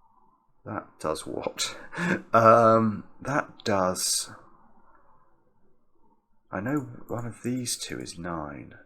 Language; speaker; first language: English; native; English